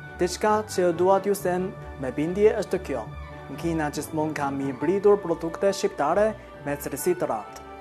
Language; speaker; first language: Albanian; non-native, fluent; Chinese